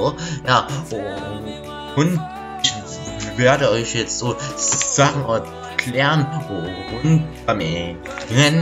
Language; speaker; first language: German; native; German